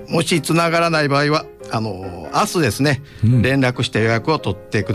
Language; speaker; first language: Japanese; native; Japanese